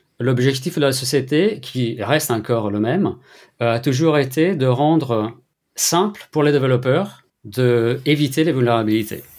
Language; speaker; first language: French; non-native, fluent; Italian